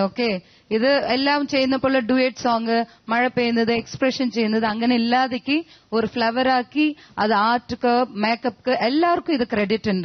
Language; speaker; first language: Malayalam; non-native, fluent; Tamil